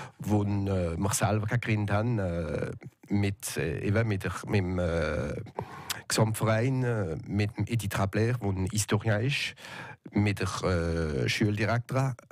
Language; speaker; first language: German; non-native, local second language; French